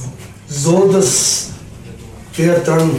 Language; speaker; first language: German; non-native, fluent; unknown